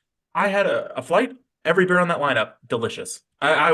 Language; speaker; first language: English; native; English